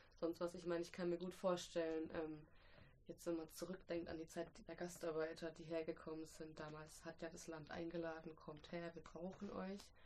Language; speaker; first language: German; early bilingual, other home language; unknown